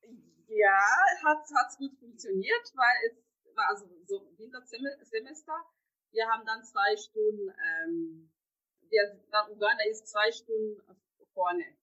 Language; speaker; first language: German; non-native, fluent; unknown